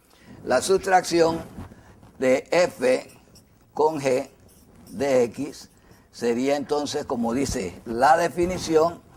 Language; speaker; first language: Spanish; native; Spanish